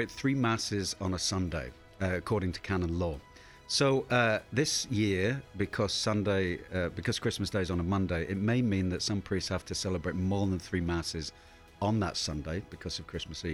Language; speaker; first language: English; native; English